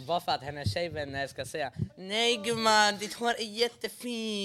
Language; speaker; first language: Swedish; early bilingual, other home language; Arabic